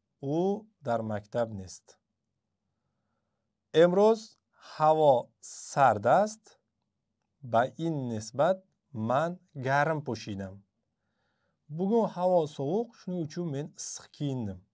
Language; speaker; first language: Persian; non-native, fluent; Uzbek